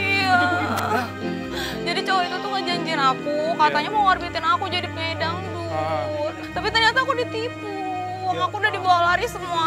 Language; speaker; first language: Indonesian; native; Indonesian